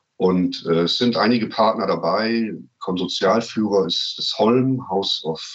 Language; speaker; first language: German; native; German